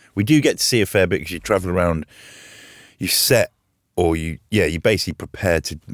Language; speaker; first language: English; native; English